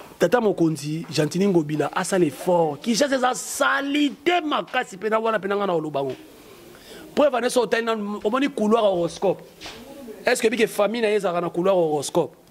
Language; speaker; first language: Lingala; native; Lingala